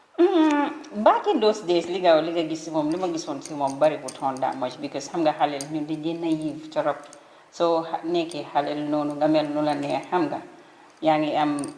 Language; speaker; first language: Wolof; non-native, local second language; Fula